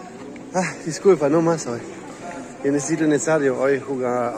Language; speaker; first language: Spanish; non-native, learner; German